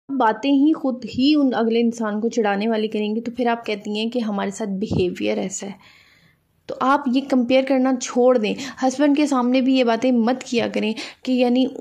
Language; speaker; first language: Urdu; native; Urdu